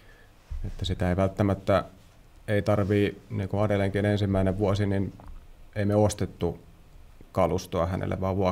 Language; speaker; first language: Finnish; native; Finnish